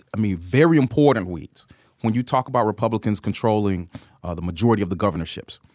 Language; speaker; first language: English; native; English